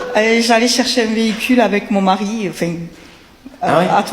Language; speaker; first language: French; native; French